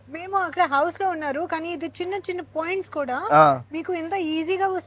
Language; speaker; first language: Telugu; non-native, learner; Hindi